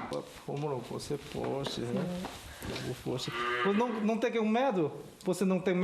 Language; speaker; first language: Portuguese; non-native, learner; Korean